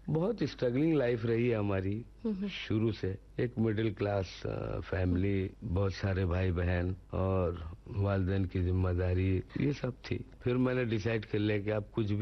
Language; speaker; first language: Hindi; non-native, local second language; Urdu